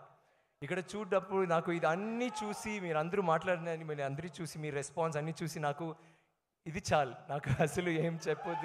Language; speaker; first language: Telugu; non-native, learner; Tamil